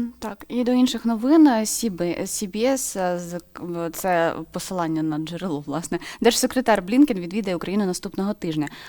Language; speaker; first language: Ukrainian; native; Ukrainian